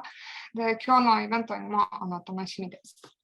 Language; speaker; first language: Japanese; non-native, fluent; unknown